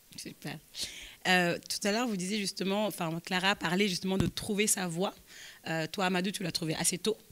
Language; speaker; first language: French; native; French